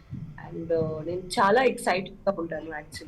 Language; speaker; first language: Telugu; non-native, learner; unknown